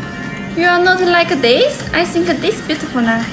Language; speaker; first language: English; non-native, learner; Chinese